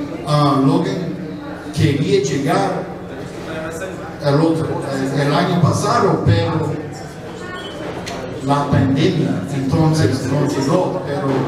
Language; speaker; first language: Spanish; non-native, fluent; English